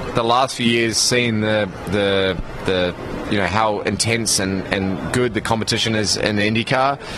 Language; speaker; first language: English; native; English